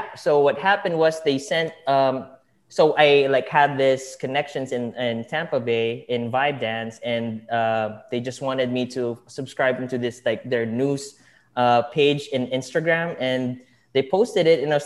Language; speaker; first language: English; non-native, local second language; Filipino